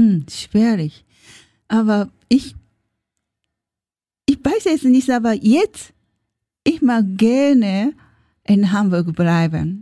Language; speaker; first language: German; non-native, learner; Japanese